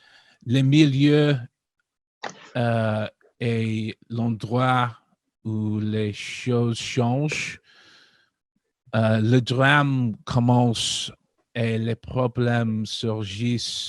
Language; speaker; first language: French; non-native, learner; English